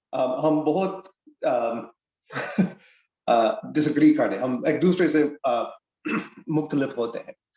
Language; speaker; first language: Hindi; non-native, fluent; English